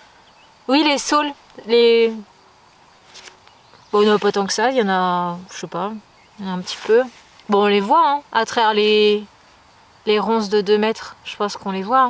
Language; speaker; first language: French; native; French